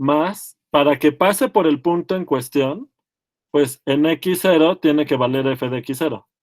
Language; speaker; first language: Spanish; native; Spanish